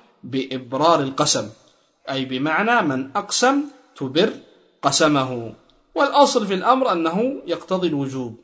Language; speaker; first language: Arabic; native; Arabic